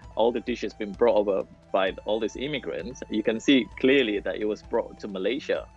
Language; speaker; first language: English; non-native, local second language; Malay